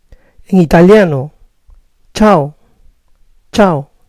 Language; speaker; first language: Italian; non-native, learner; Spanish